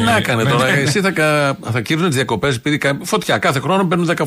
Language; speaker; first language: Greek; native; Greek